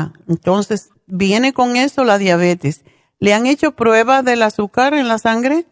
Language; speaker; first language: Spanish; native; Spanish